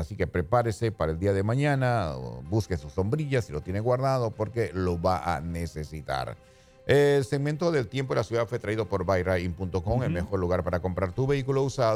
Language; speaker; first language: Spanish; native; Spanish